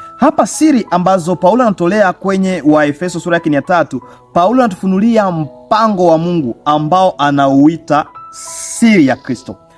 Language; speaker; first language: Swahili; native; Swahili